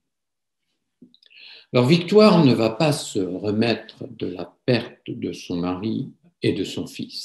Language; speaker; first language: French; native; French